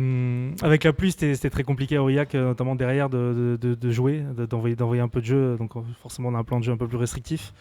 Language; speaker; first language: French; native; French